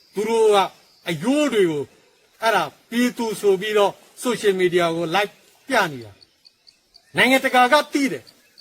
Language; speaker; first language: Burmese; non-native, local second language; Rohingya